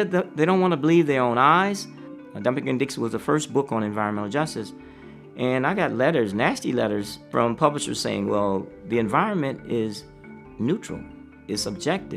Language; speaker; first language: English; native; English